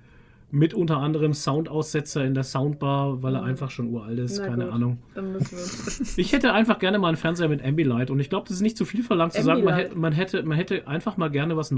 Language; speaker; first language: German; native; German